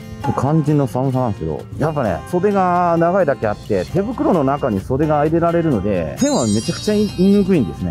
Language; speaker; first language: Japanese; native; Japanese